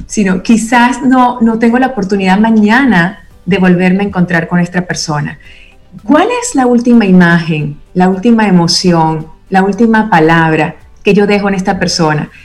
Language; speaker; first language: Spanish; native; Spanish